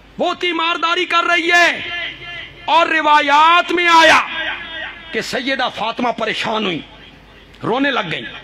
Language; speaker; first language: Urdu; non-native, local second language; Punjabi